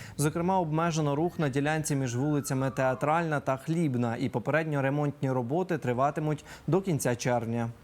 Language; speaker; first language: Ukrainian; native; Ukrainian